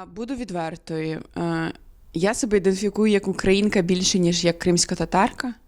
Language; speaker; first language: Ukrainian; non-native, local second language; Crimean Tatar